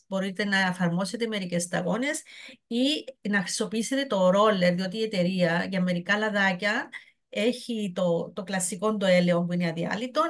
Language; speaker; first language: Greek; native; Greek